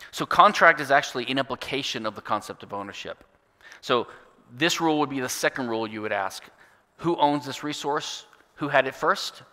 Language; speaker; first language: English; native; English